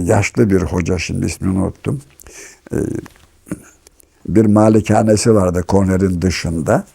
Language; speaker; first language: Turkish; native; Turkish